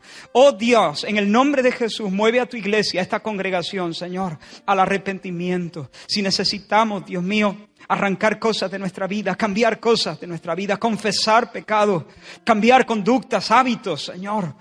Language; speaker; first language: Spanish; native; Spanish